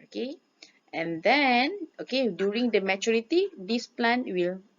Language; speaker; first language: English; non-native, local second language; Malay